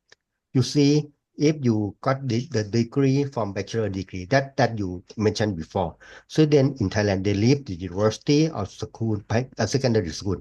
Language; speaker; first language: English; non-native, learner; Thai